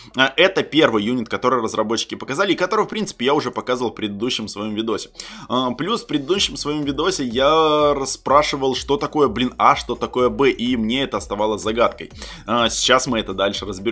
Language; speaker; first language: Russian; native; Russian